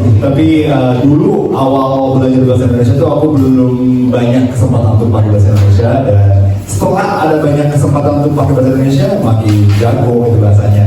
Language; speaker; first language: Indonesian; non-native, fluent; Japanese